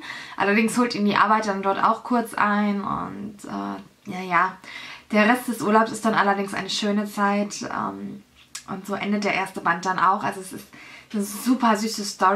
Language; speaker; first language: German; native; German